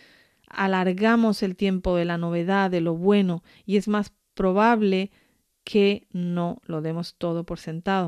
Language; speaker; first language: Spanish; native; Spanish